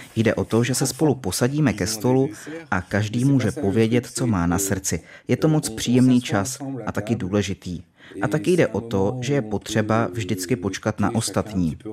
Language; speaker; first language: Czech; non-native, fluent; French